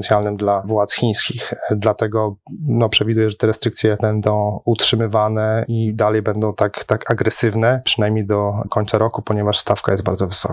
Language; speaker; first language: Polish; native; Polish